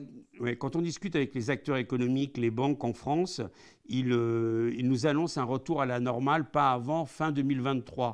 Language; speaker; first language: French; native; French